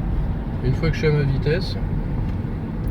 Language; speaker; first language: French; native; French